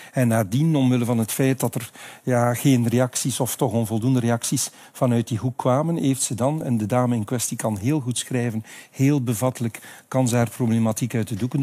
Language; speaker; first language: Dutch; native; Dutch